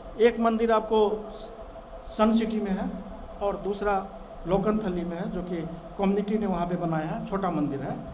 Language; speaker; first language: Hindi; non-native, local second language; Maithili